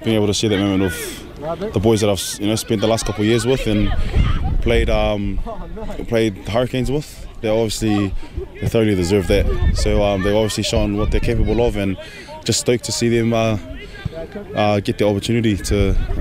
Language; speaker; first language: English; native; English